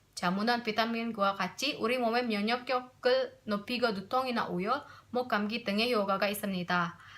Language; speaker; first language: Korean; non-native, learner; Indonesian